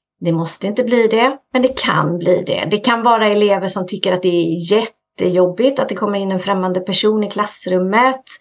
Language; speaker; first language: Swedish; native; Swedish